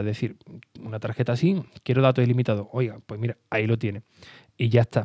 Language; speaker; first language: Spanish; native; Spanish